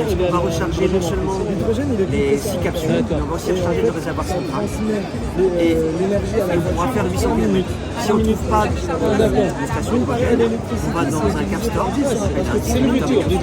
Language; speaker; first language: French; native; French